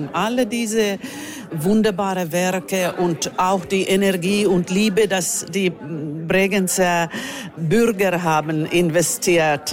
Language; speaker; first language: German; non-native, fluent; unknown